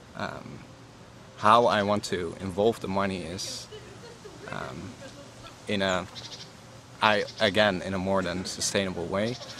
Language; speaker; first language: English; non-native, fluent; Dutch